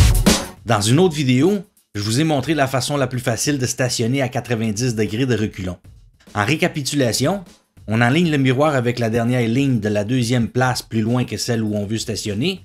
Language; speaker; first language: French; native; French